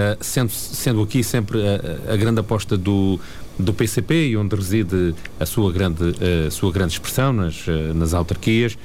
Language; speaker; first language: Portuguese; native; Portuguese